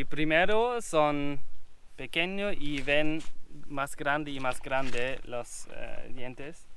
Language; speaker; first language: Spanish; non-native, learner; German